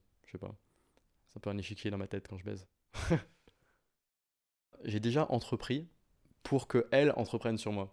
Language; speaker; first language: French; native; French